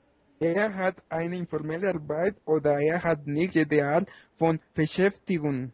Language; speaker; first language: German; non-native, learner; Spanish